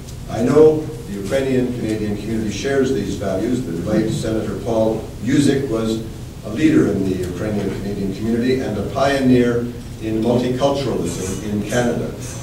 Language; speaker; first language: English; native; English